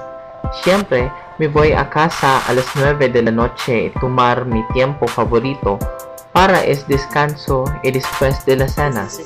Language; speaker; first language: Spanish; non-native, learner; Waray